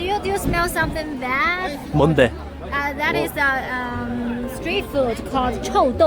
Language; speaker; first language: English; non-native, learner; Chinese